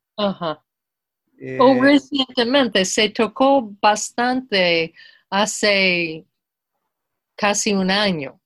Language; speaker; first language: Spanish; non-native, fluent; English